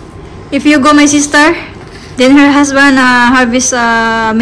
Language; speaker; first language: English; non-native, learner; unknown